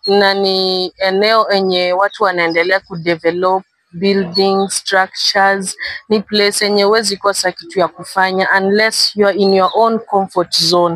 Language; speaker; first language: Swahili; native; Swahili